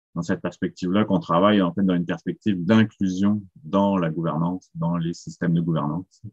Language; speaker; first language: French; native; French